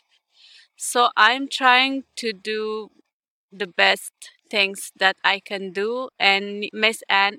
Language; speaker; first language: English; non-native, fluent; Ukrainian